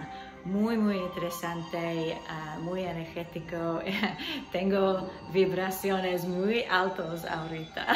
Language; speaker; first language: Spanish; non-native, learner; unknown